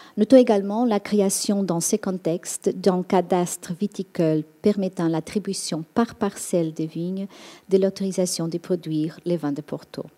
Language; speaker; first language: French; non-native, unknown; Portuguese